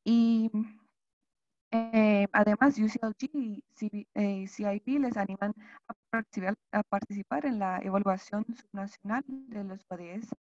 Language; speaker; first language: Spanish; non-native, fluent; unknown